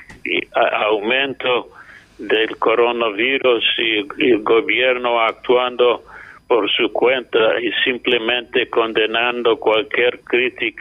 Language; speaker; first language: Spanish; non-native, fluent; English